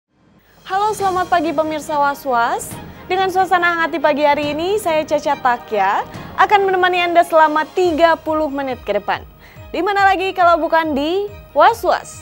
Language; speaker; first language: Indonesian; native; Indonesian